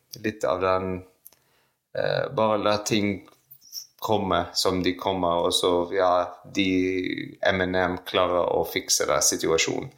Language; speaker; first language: Norwegian; non-native, fluent; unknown